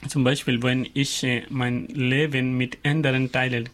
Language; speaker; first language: German; non-native, learner; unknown